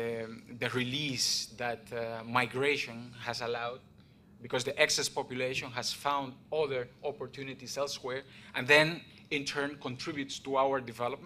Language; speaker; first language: English; non-native, fluent; Spanish